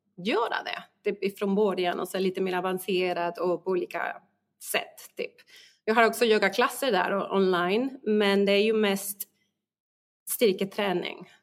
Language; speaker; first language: Swedish; non-native, fluent; Spanish